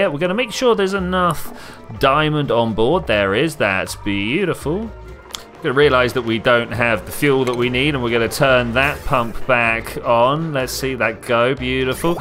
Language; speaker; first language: English; native; English